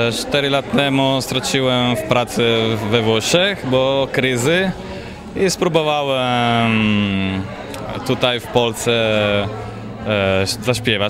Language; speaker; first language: Polish; non-native, learner; Italian